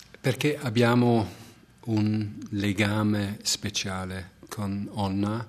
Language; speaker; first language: Italian; non-native, fluent; German